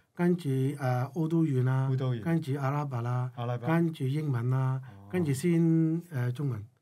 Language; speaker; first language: Cantonese; non-native, local second language; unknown